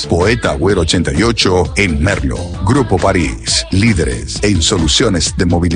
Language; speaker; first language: Spanish; native; Spanish